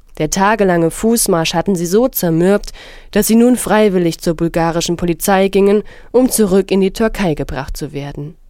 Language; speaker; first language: German; non-native, fluent; Arabic